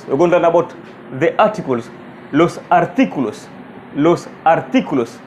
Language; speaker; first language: Spanish; non-native, fluent; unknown